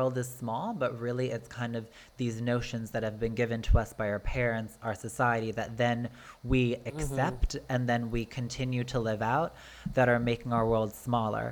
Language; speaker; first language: English; native; English